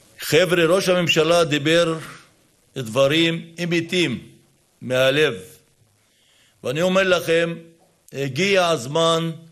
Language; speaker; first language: Hebrew; non-native, local second language; Arabic